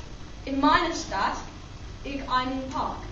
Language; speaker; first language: German; non-native, learner; English